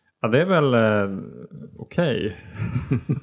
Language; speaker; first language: Swedish; native; Swedish